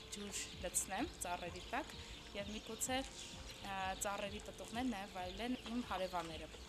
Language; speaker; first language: Armenian; native; Armenian